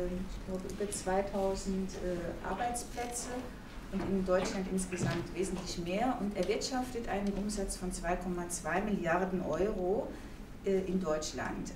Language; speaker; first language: German; native; German